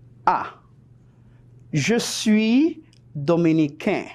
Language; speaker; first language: French; non-native, fluent; Spanish